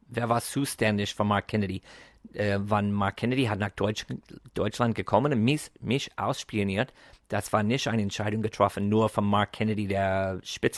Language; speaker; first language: German; non-native, fluent; English